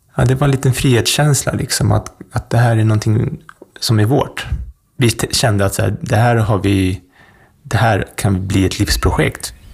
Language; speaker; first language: Swedish; native; Swedish